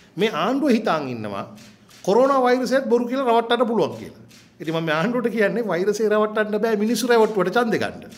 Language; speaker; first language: Sinhala; native; Sinhala